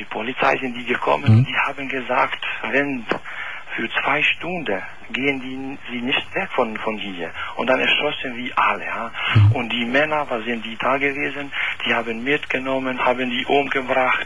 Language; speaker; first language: German; non-native, learner; Albanian